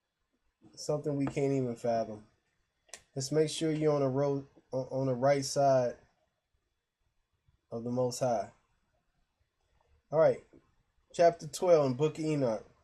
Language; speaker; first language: English; native; English